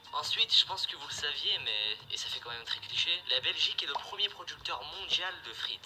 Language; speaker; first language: French; native; French